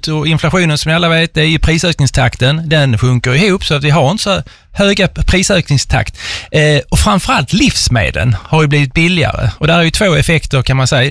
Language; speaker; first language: Swedish; native; Swedish